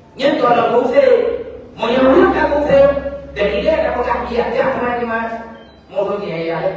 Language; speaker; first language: Malay; non-native, local second language; Achinese